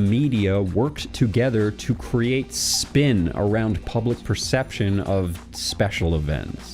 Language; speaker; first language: English; native; English